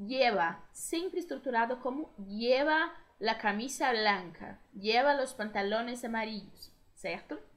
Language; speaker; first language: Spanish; non-native, fluent; Portuguese